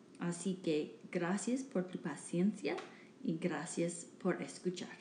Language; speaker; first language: Spanish; non-native, learner; English